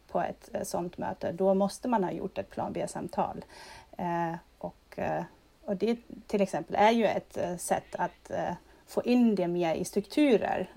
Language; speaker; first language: Swedish; non-native, fluent; German